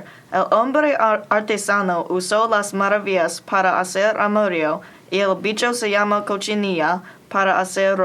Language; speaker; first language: Spanish; non-native, learner; English